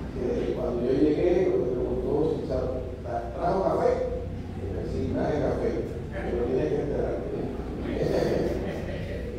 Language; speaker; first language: Spanish; native; Spanish